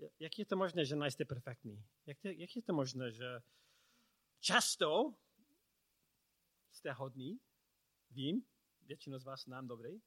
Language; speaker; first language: Czech; non-native, learner; English